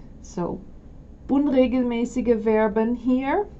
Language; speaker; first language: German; non-native, fluent; English